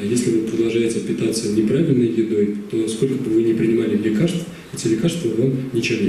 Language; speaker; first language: Russian; native; Russian